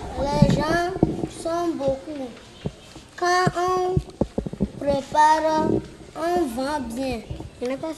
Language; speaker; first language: French; non-native, learner; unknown